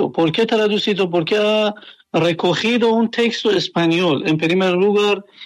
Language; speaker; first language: Spanish; non-native, learner; Persian